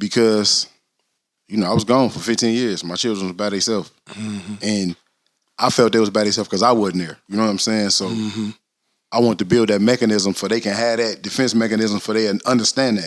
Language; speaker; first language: English; native; English